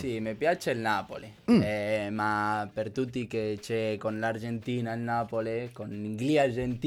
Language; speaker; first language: Italian; non-native, learner; Spanish